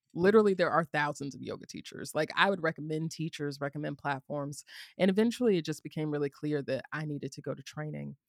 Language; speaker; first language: English; native; English